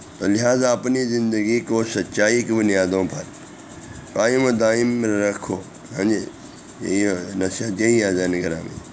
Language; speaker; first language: Urdu; non-native, local second language; Balti